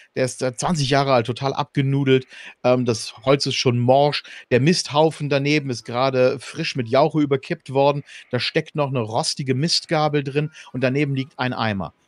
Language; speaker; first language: German; native; German